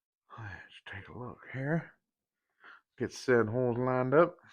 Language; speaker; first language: English; native; English